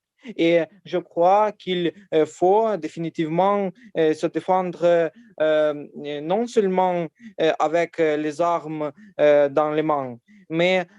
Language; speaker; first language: French; non-native, learner; Ukrainian